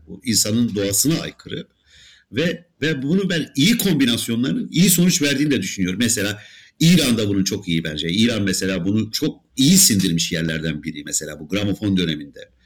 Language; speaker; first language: Turkish; native; Turkish